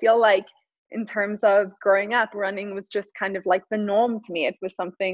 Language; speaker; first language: English; native; English